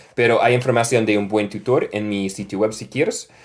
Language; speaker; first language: Spanish; non-native, learner; English